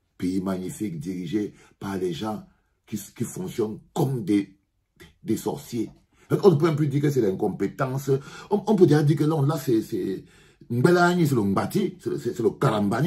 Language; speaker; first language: French; native; French